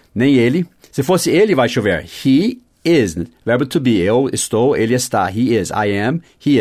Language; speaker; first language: Portuguese; non-native, fluent; English